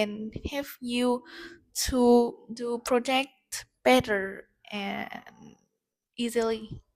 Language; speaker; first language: English; non-native, learner; Vietnamese